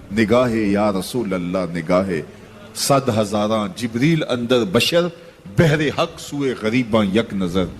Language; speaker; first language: Urdu; non-native, local second language; Punjabi